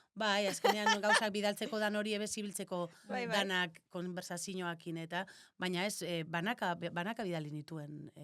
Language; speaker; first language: Basque; native; Basque